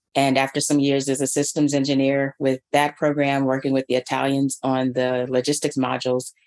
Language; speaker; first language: English; native; English